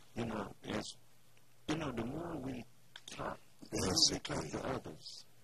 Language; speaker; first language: English; native; English